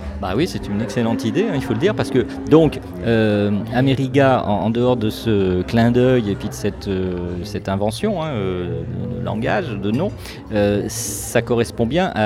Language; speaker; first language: French; native; French